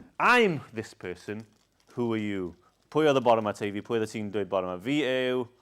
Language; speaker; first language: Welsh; non-native, local second language; English